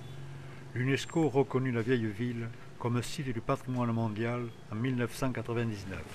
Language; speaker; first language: French; native; French